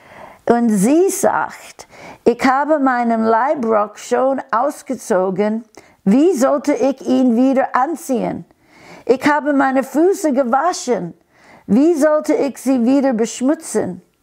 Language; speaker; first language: German; non-native, fluent; English